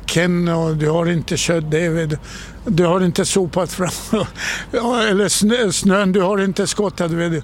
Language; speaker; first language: Swedish; non-native, fluent; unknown